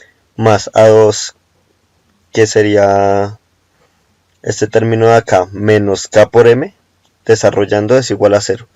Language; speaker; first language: Spanish; native; Spanish